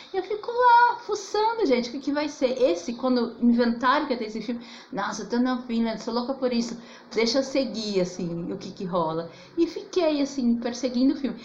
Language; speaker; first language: Portuguese; native; Portuguese